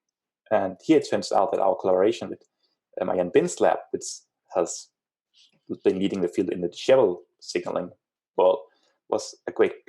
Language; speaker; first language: English; non-native, fluent; Danish